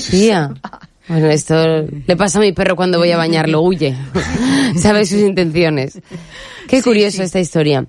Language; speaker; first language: Spanish; native; Spanish